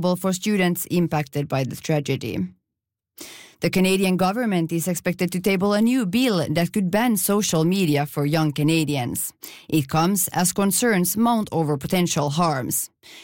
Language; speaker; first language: English; non-native, fluent; Finnish